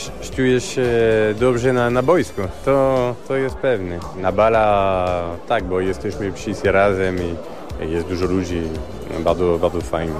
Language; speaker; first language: Polish; non-native, learner; French